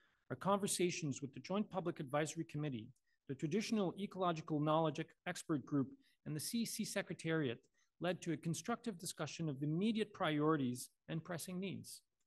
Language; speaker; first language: English; non-native, local second language; French